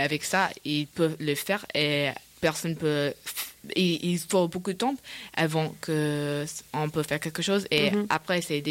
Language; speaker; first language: French; non-native, learner; English